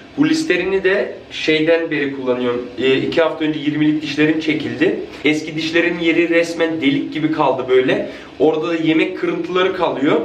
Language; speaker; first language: Turkish; early bilingual, heritage; Turkish